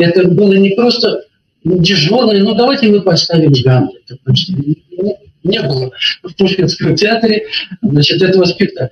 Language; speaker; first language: Russian; native; Russian